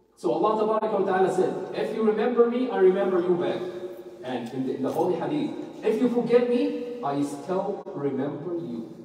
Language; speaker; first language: English; non-native, fluent; Arabic